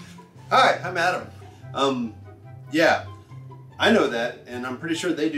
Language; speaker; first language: English; native; English